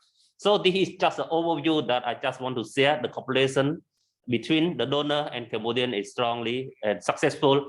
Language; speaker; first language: English; non-native, learner; Khmer